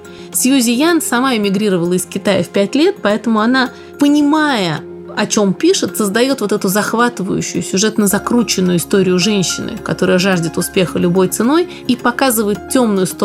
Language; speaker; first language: Russian; native; Russian